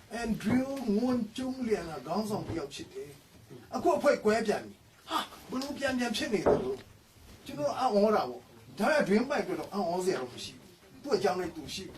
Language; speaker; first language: Burmese; non-native, local second language; Hakha Chin